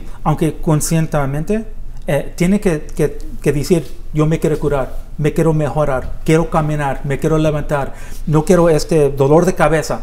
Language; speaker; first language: Spanish; early bilingual, heritage; Spanish